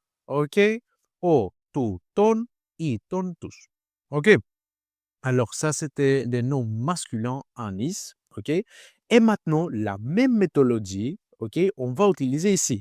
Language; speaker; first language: French; non-native, learner; Greek